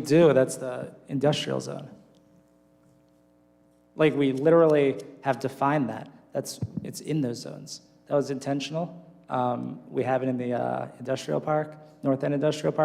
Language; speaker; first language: English; native; English